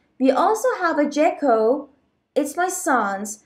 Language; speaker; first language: English; non-native, fluent; Persian